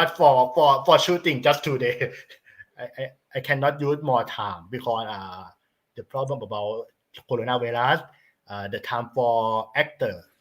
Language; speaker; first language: English; non-native, learner; Thai